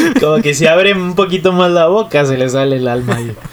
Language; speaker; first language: Spanish; native; Spanish